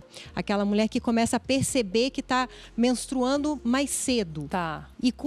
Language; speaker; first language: Portuguese; native; Portuguese